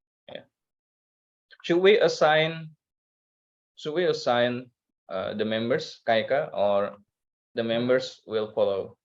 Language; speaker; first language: English; non-native, learner; Indonesian